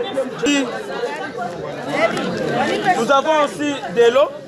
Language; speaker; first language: French; non-native, local second language; Swahili